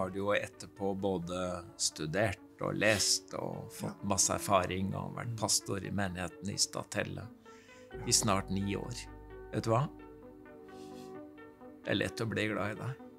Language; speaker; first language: Norwegian; native; Norwegian